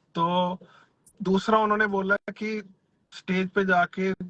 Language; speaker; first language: Hindi; non-native, local second language; Punjabi